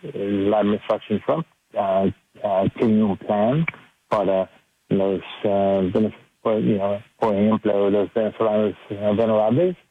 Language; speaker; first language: Spanish; non-native, learner; English